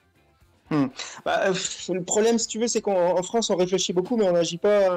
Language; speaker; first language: French; native; French